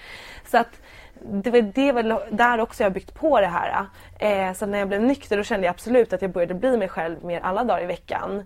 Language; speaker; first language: Swedish; native; Swedish